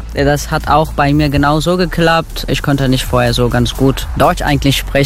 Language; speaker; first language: German; non-native, learner; Turkish